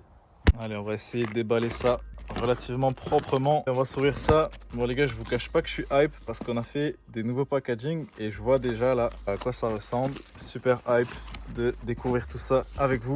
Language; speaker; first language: French; native; French